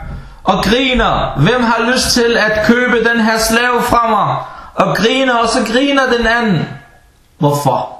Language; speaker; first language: Danish; early bilingual, other home language; Arabic